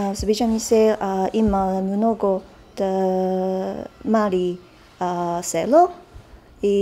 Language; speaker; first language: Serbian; non-native, learner; Japanese